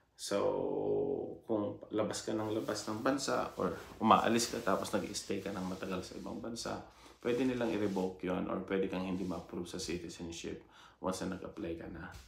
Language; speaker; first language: Filipino; native; Filipino